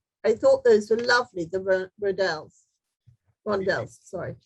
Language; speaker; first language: English; native; English